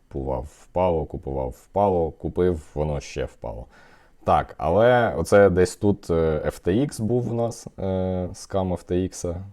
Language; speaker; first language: Ukrainian; non-native, local second language; Russian